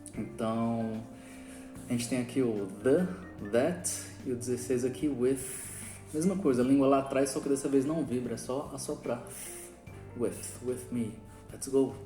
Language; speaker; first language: Portuguese; native; Portuguese